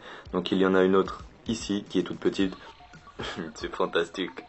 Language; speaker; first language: French; native; French